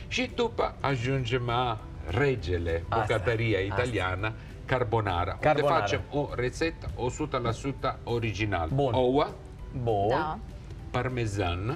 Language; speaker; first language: Romanian; non-native, fluent; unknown